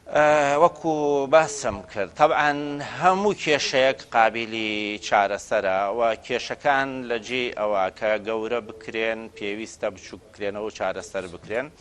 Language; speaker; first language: Central Kurdish; native; Central Kurdish